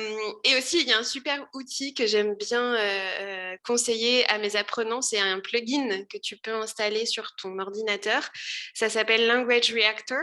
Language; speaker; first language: French; native; French